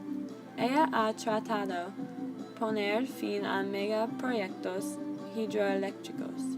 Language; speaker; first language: Spanish; non-native, learner; English